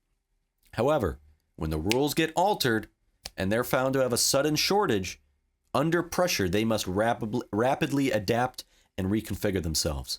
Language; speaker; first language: English; native; English